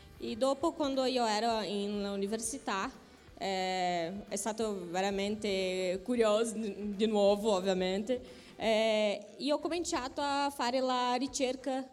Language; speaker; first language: Italian; non-native, learner; Portuguese